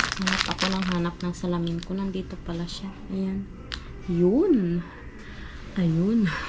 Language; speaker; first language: Filipino; non-native, local second language; Hiligaynon